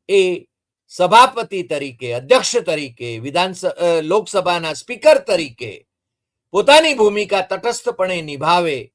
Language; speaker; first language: Gujarati; native; Gujarati